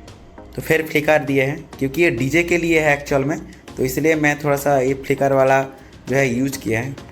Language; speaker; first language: Hindi; non-native, local second language; Odia